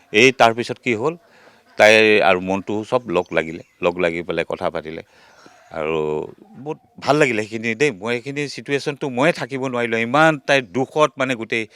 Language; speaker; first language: Assamese; native; Assamese